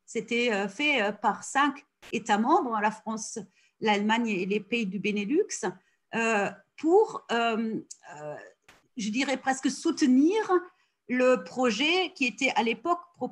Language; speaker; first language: French; non-native, fluent; German